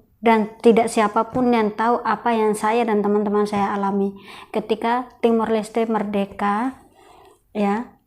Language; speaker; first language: Indonesian; non-native, local second language; Tetum